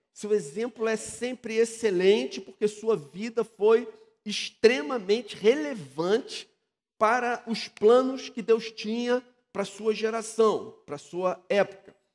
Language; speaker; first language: Portuguese; native; Portuguese